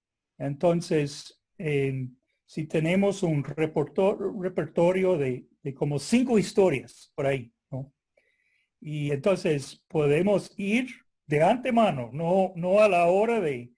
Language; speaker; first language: Spanish; non-native, fluent; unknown